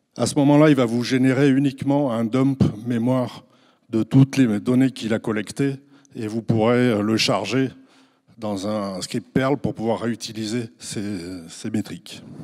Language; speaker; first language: French; native; French